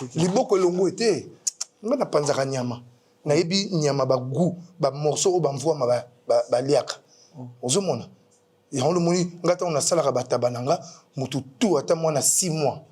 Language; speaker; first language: Lingala; native; Lingala